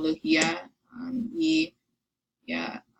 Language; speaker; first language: Spanish; non-native, learner; English